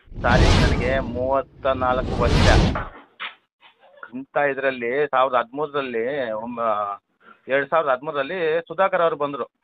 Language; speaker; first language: Kannada; native; Kannada